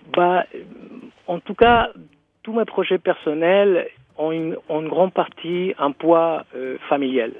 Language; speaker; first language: French; non-native, fluent; Spanish